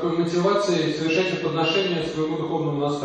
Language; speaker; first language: Russian; native; Russian